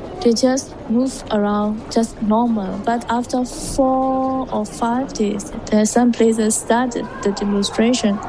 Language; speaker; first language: English; non-native, learner; Burmese